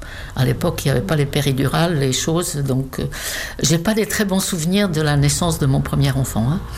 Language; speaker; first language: French; non-native, fluent; Czech